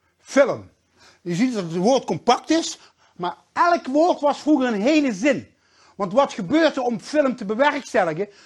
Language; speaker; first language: Dutch; native; Dutch